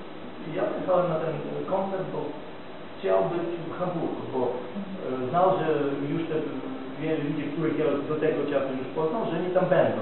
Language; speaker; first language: Polish; non-native, learner; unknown